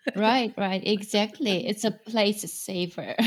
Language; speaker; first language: English; non-native, fluent; Korean